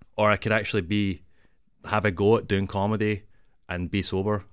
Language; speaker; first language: English; native; English